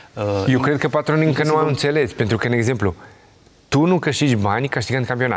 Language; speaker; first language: Romanian; non-native, learner; Portuguese